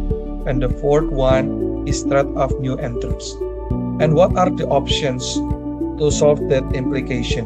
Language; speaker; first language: English; non-native, learner; Indonesian